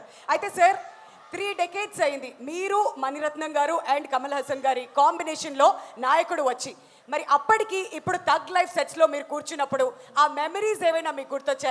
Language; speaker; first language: Telugu; native; Telugu